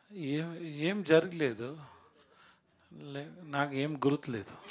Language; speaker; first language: Telugu; non-native, learner; Tamil